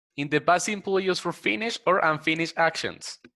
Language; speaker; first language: English; non-native, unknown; Spanish